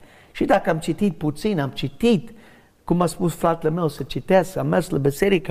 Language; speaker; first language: Romanian; non-native, learner; English